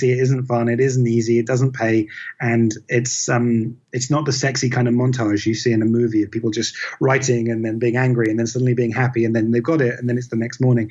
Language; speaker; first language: English; native; English